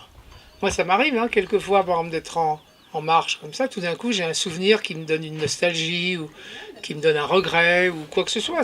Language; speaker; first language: French; native; French